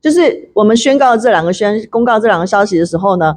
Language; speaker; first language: Chinese; native; Chinese